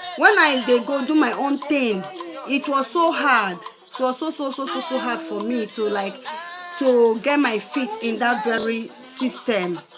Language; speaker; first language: Nigerian Pidgin; non-native, local second language; Igbo